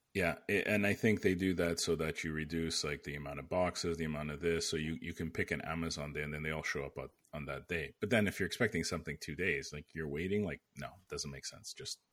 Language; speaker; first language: English; native; English